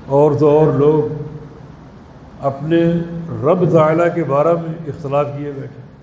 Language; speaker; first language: Urdu; native; Urdu